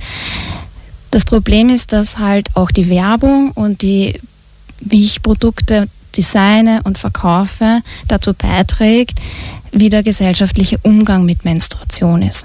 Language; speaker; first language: German; native; German